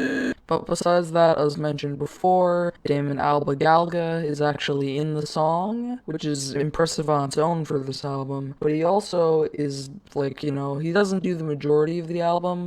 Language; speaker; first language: English; native; English